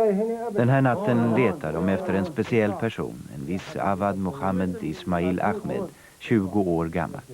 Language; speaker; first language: Swedish; native; Swedish